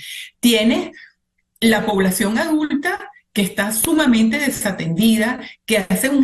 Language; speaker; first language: Spanish; native; Spanish